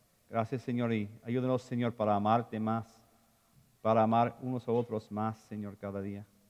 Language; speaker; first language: Spanish; non-native, fluent; English